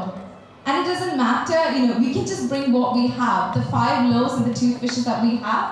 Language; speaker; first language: English; native; English